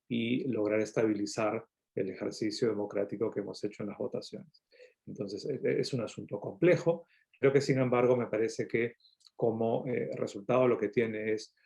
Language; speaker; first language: Spanish; native; Spanish